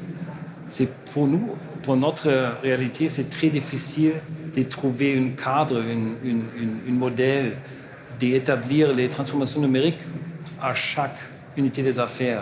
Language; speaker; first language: French; non-native, learner; German